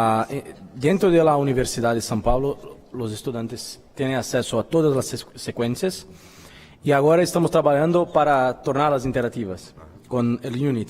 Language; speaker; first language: Spanish; non-native, fluent; Portuguese